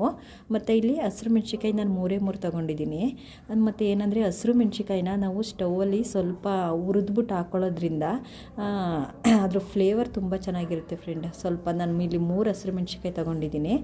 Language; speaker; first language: Kannada; native; Kannada